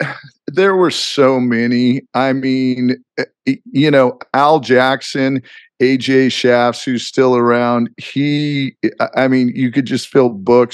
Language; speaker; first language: English; native; English